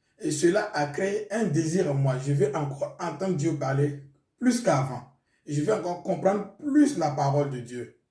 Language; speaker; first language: French; non-native, local second language; Mossi